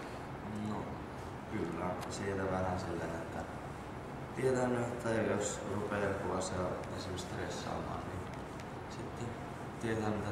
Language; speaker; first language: Finnish; native; Finnish